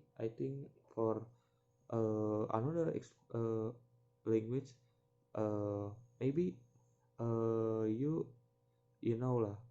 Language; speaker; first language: English; non-native, learner; Indonesian